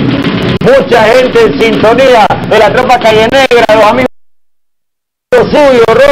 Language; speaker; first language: Spanish; native; Spanish